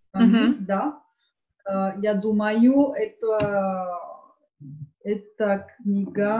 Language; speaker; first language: Russian; non-native, learner; French